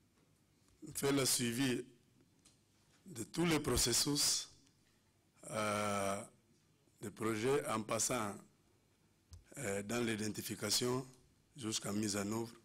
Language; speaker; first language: French; non-native, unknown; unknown